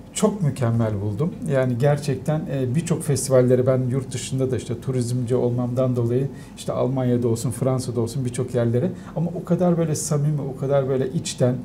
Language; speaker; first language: Turkish; native; Turkish